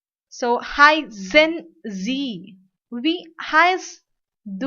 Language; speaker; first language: German; non-native, learner; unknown